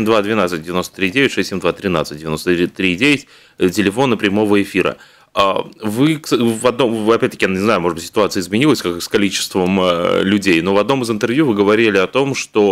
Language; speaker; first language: Russian; native; Russian